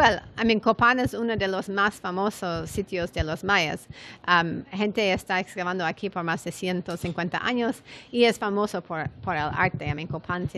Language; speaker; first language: Spanish; non-native, fluent; English